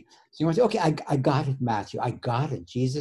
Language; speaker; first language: English; native; English